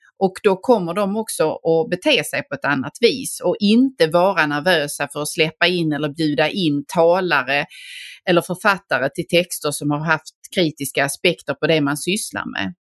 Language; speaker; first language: Swedish; native; Swedish